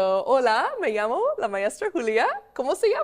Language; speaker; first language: Spanish; non-native, fluent; English